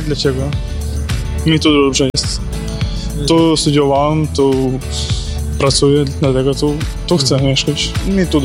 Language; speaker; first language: Polish; non-native, learner; Ukrainian